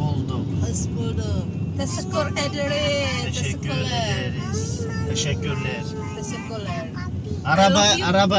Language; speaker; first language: Turkish; non-native, learner; Indonesian